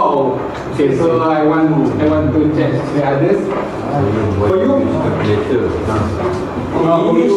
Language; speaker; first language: English; non-native, fluent; Malay